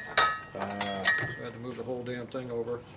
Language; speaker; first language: English; native; English